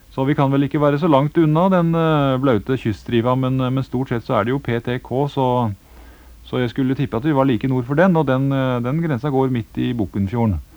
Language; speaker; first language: Norwegian; native; Norwegian